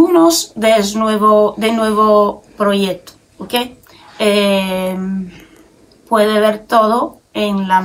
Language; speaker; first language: Spanish; non-native, learner; Italian